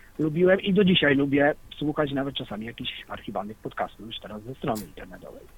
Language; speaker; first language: Polish; native; Polish